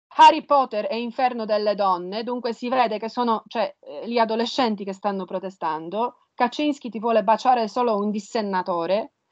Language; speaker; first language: Italian; non-native, fluent; Polish